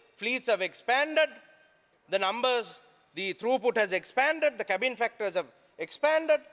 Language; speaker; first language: English; non-native, local second language; Sinhala